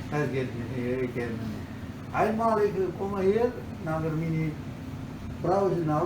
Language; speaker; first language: German; non-native, learner; Tamil